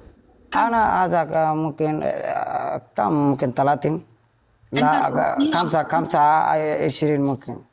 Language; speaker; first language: Arabic; non-native, learner; Bangla